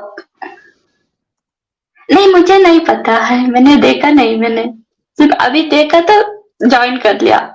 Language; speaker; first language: Hindi; non-native, local second language; Kannada